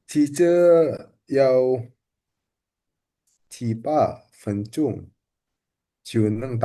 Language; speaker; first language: Chinese; non-native, learner; Indonesian